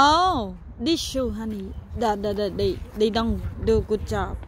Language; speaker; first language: English; non-native, fluent; Vietnamese